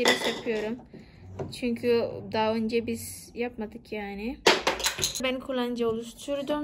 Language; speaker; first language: Turkish; non-native, learner; Indonesian